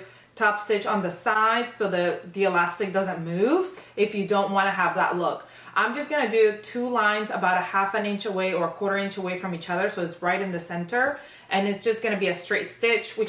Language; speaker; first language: English; native; English